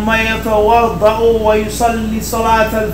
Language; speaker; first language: Arabic; non-native, fluent; English